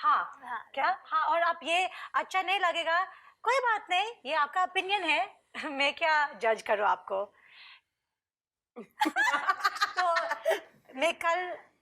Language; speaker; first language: Hindi; non-native, learner; English